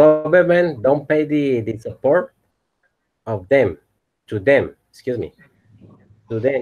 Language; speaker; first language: English; non-native, learner; Spanish